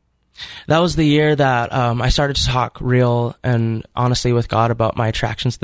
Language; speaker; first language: English; native; English